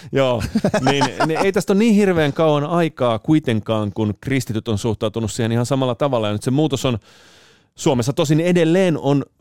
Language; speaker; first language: Finnish; early bilingual, other home language; Italian